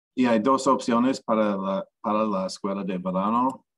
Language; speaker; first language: Spanish; non-native, learner; English